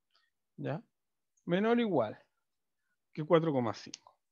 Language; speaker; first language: Spanish; native; Spanish